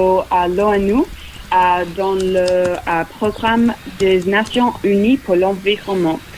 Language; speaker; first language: French; non-native, fluent; English